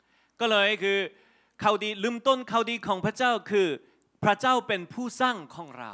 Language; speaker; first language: Thai; non-native, fluent; Korean